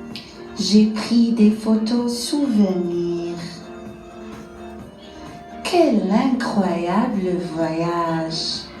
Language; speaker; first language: French; non-native, learner; Arabic